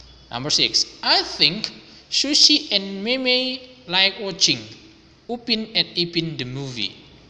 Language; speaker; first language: English; non-native, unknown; Indonesian